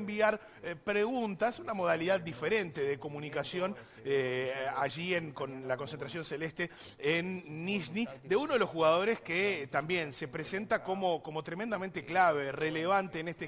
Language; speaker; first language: Spanish; native; Spanish